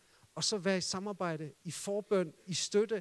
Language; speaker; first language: Danish; native; Danish